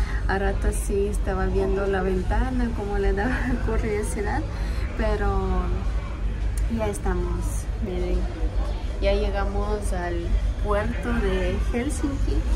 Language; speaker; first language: Spanish; non-native, fluent; Ukrainian